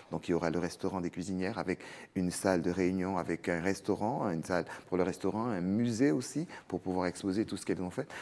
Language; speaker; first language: French; native; French